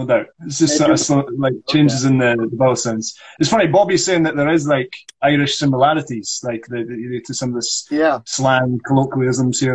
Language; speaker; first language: English; non-native, local second language; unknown